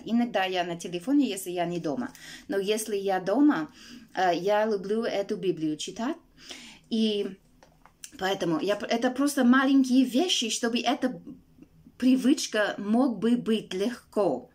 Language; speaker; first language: Russian; non-native, fluent; English